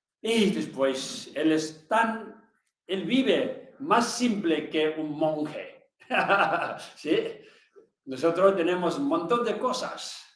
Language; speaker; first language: Spanish; non-native, learner; Tibetan